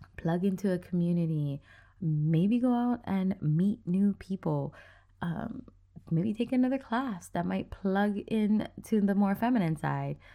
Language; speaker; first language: English; native; English